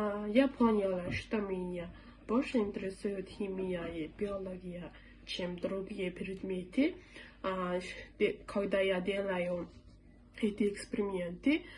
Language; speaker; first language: Russian; non-native, learner; Mongolian